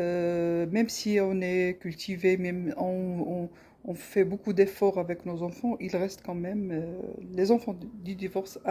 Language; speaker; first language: French; non-native, local second language; Arabic